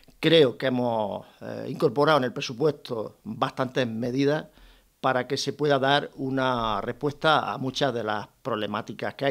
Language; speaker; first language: Spanish; native; Spanish